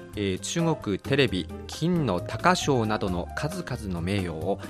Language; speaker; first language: Japanese; non-native, fluent; Chinese